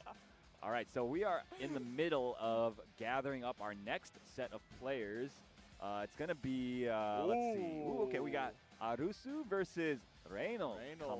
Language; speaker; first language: English; native; English